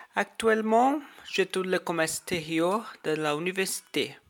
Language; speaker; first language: French; non-native, learner; Portuguese